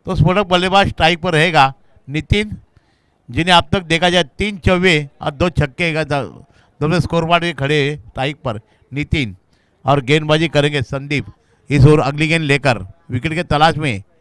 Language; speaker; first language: Hindi; non-native, local second language; Marathi